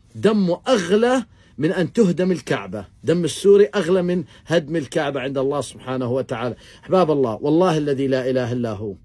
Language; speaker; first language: Arabic; native; Arabic